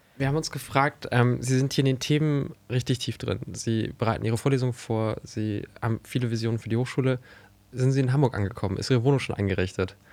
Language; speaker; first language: German; native; German